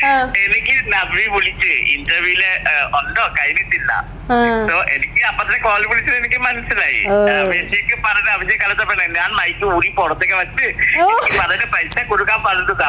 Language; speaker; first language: Malayalam; non-native, learner; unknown